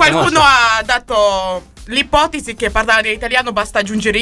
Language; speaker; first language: Italian; native; Italian